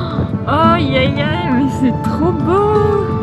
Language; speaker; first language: French; native; French